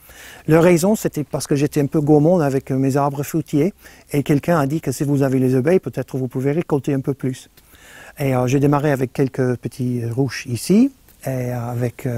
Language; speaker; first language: French; non-native, fluent; English